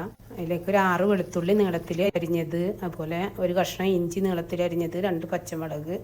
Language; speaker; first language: Malayalam; native; Malayalam